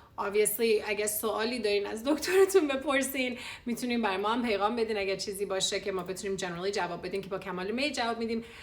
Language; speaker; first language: Persian; early bilingual, heritage; Persian